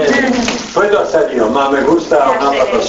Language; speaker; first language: Spanish; non-native, learner; Italian